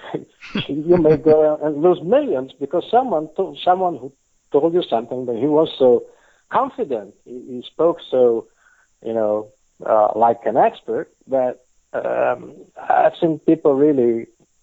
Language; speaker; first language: English; non-native, fluent; Italian